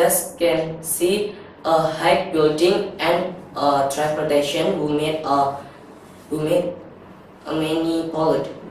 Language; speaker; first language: English; non-native, learner; Indonesian